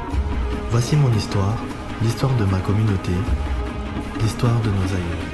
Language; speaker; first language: French; native; French